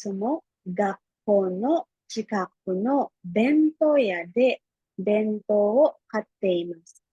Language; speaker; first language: Japanese; non-native, fluent; Filipino